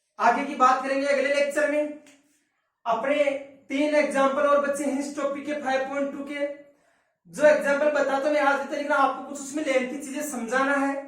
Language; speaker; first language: Hindi; native; Hindi